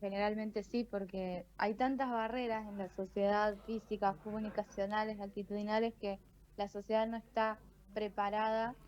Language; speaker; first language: Spanish; native; Spanish